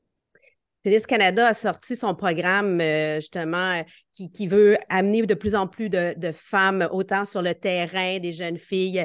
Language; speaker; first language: French; native; French